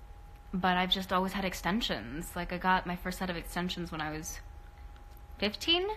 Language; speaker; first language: English; native; English